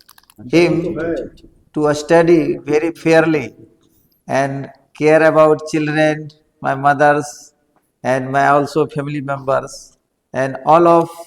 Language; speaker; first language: English; non-native, learner; Hindi